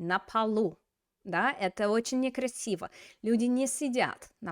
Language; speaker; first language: Russian; non-native, fluent; English